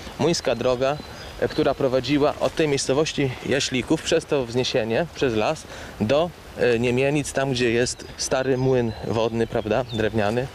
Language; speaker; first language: Polish; native; Polish